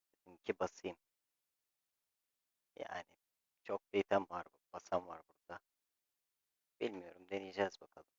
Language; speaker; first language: Turkish; native; Turkish